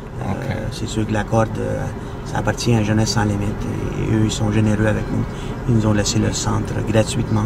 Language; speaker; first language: French; native; French